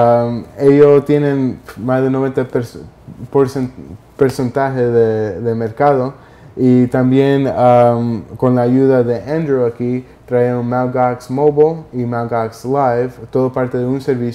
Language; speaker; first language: Spanish; early bilingual, heritage; Spanish